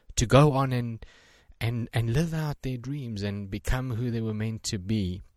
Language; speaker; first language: English; native; English